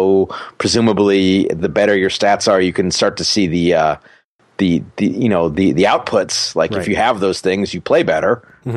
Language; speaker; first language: English; native; English